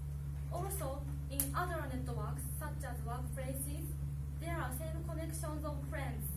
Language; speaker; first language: English; non-native, learner; Japanese